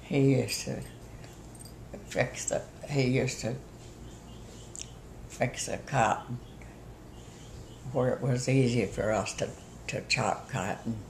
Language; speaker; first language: English; native; English